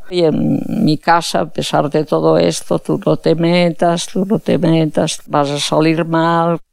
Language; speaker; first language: Spanish; non-native, local second language; Catalan